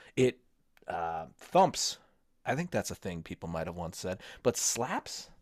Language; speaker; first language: English; native; English